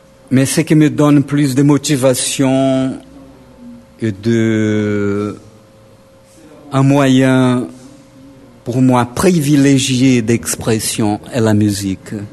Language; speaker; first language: French; non-native, fluent; Portuguese